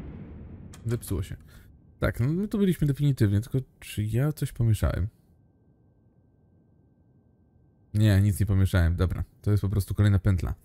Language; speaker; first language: Polish; native; Polish